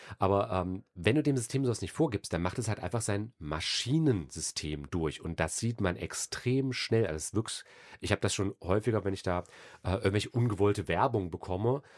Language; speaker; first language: German; native; German